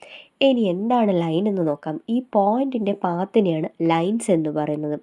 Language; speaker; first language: Malayalam; native; Malayalam